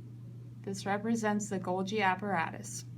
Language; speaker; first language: English; native; English